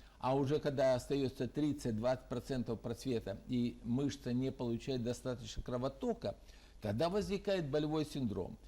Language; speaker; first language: Russian; native; Russian